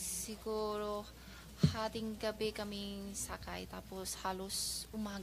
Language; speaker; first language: Filipino; non-native, learner; Chinese